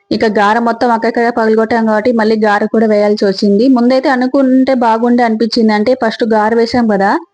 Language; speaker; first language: Telugu; native; Telugu